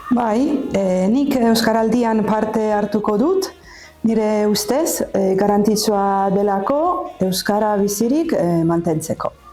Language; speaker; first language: Basque; non-native, learner; Italian